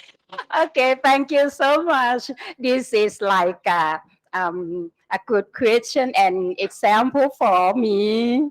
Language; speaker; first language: English; non-native, learner; Thai